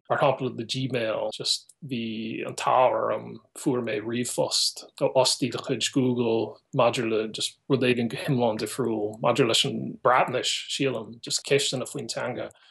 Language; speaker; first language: Irish; non-native, fluent; English